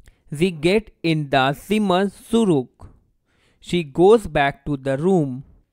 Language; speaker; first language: English; non-native, local second language; Hindi